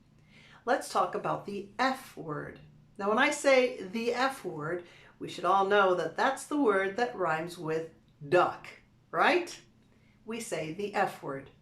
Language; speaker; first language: English; native; English